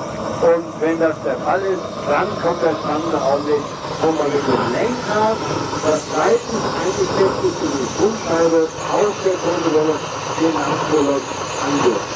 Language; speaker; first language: German; native; German